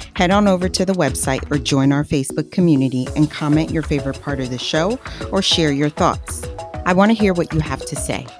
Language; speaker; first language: English; non-native, fluent; Haitian Creole